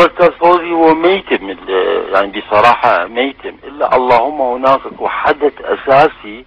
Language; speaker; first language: Arabic; native; Arabic